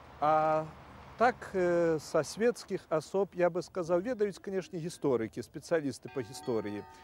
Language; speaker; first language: Belarusian; native; Belarusian